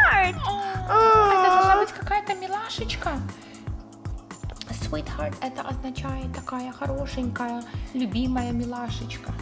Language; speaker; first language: Russian; native; Russian